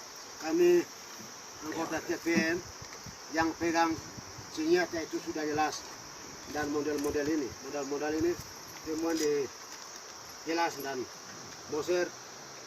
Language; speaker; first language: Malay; non-native, local second language; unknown